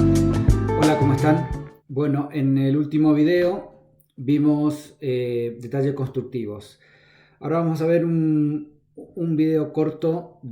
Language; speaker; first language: Spanish; native; Spanish